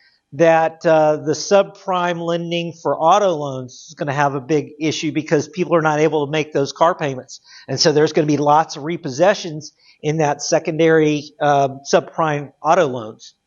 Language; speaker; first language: English; native; English